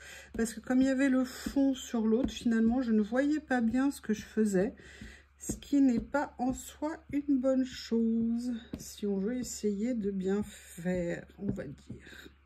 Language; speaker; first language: French; native; French